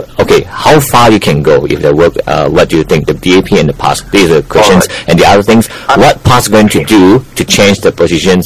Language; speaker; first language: English; non-native, local second language; Chinese